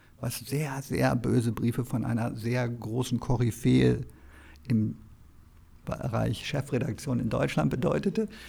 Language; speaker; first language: German; native; German